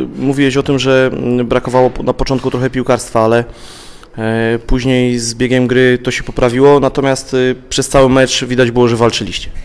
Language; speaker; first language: Polish; native; Polish